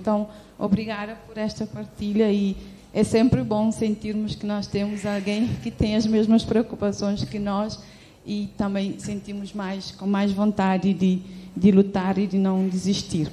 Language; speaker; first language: Portuguese; non-native, local second language; Kabuverdianu